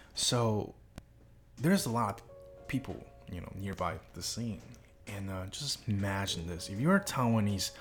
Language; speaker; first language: English; non-native, fluent; Chinese